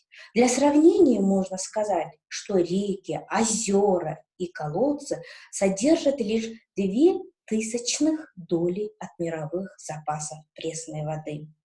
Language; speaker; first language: Russian; non-native, local second language; Kazakh